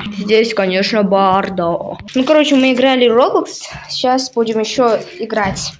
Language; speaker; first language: Russian; non-native, local second language; Kazakh